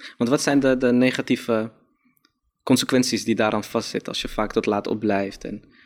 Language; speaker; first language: Dutch; early bilingual, other home language; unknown